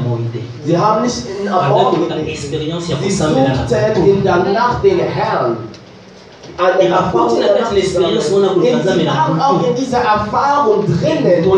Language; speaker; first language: German; non-native, learner; French